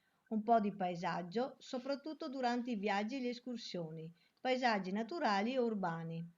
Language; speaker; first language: Italian; native; Italian